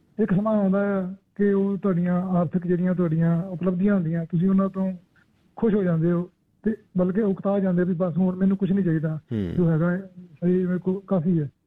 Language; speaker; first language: Punjabi; native; Punjabi